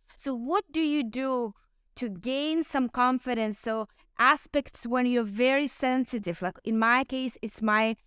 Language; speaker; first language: English; non-native, fluent; Ukrainian